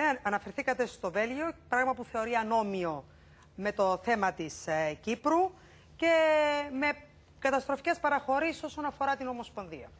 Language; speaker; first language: Greek; native; Greek